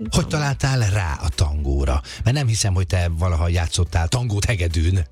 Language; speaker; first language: Hungarian; native; Hungarian